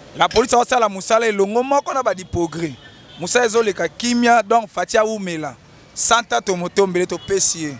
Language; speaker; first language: Lingala; non-native, local second language; Mongo